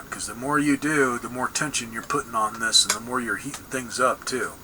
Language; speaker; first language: English; native; English